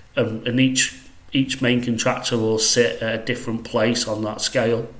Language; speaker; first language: English; native; English